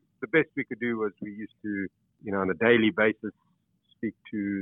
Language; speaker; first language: English; native; English